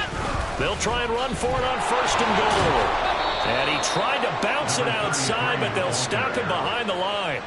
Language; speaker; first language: English; native; English